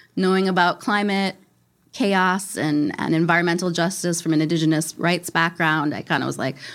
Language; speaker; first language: English; native; English